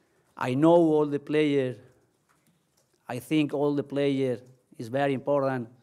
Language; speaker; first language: English; non-native, learner; Spanish